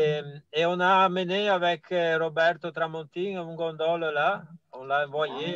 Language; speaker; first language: French; non-native, fluent; Italian